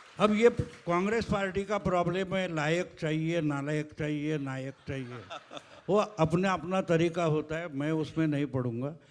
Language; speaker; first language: Hindi; non-native, local second language; Marathi